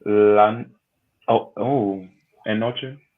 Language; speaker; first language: Spanish; non-native, learner; English